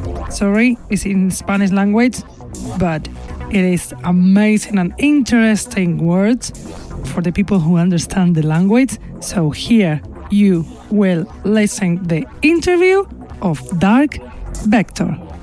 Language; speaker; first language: English; non-native, fluent; Spanish